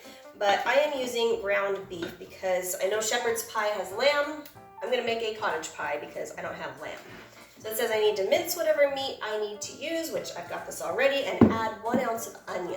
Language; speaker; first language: English; native; English